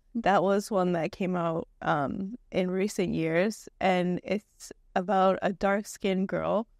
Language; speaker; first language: English; native; English